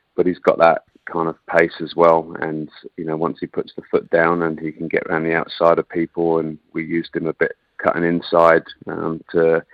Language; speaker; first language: English; native; English